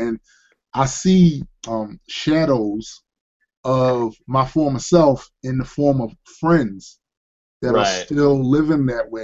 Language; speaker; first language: English; native; English